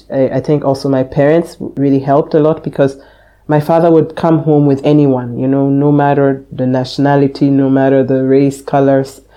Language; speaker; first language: English; native; English